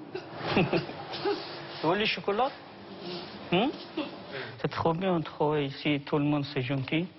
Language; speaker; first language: French; non-native, learner; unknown